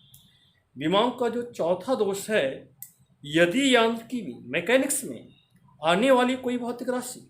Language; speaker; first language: Hindi; native; Hindi